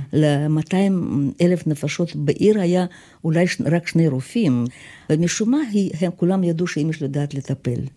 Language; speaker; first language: Hebrew; non-native, fluent; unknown